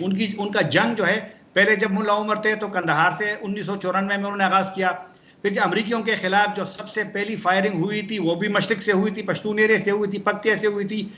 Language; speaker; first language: Hindi; non-native, local second language; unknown